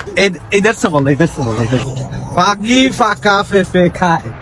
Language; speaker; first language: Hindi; non-native, learner; Bangla